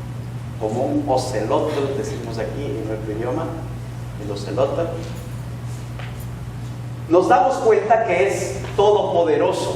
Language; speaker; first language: Spanish; native; Spanish